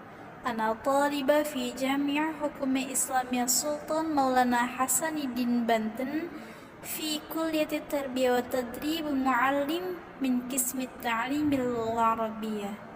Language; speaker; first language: Arabic; non-native, learner; Indonesian